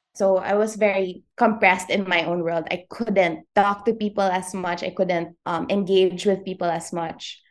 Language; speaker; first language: English; non-native, local second language; Cebuano